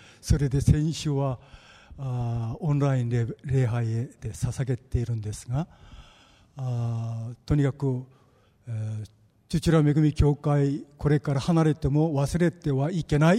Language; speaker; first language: Japanese; non-native, fluent; Korean